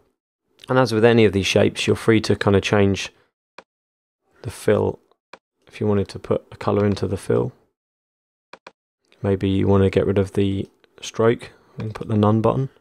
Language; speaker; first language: English; native; English